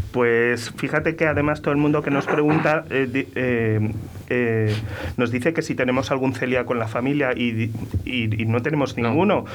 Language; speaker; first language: Spanish; native; Spanish